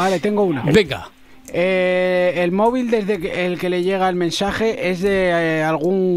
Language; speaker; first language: Spanish; native; Spanish